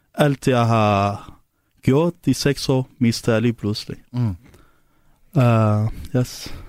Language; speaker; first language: Danish; non-native, fluent; Arabic